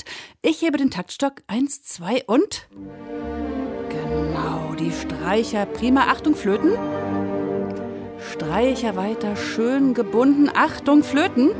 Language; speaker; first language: German; native; German